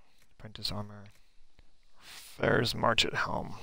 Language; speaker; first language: English; native; English